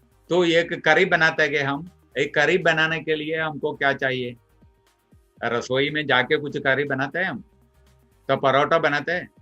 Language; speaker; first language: Hindi; non-native, local second language; Malayalam